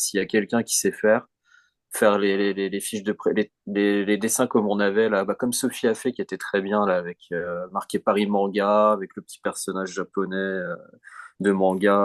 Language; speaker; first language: French; native; French